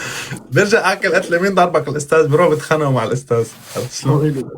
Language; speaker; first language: Arabic; native; Arabic